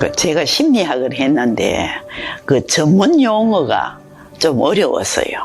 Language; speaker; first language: Korean; native; Korean